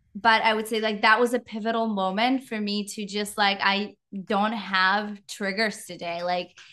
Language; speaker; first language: English; non-native, fluent; Czech